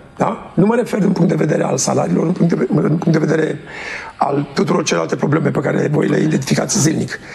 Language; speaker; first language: Romanian; early bilingual, heritage; Romanian